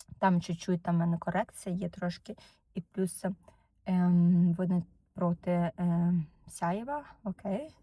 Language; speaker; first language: Ukrainian; native; Ukrainian